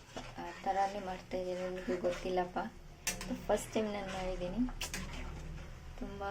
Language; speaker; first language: Kannada; non-native, local second language; Bangla